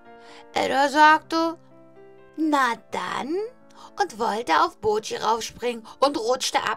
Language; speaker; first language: German; native; German